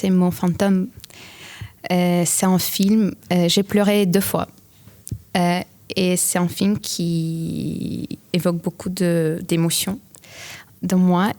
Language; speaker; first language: French; non-native, fluent; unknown